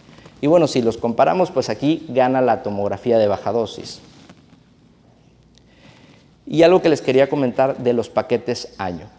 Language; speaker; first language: Spanish; native; Spanish